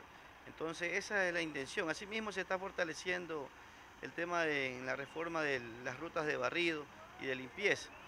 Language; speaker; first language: Spanish; native; Spanish